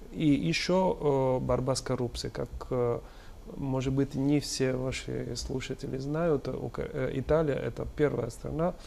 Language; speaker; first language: Russian; non-native, fluent; Italian